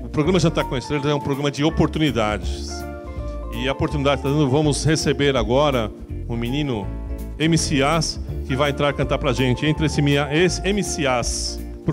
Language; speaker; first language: Portuguese; native; Portuguese